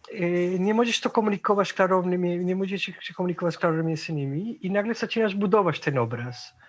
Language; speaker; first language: Polish; non-native, fluent; Spanish